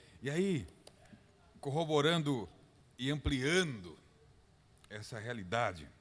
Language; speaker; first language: Portuguese; native; Portuguese